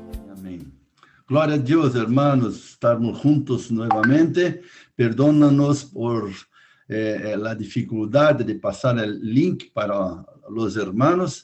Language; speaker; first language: Spanish; non-native, fluent; Portuguese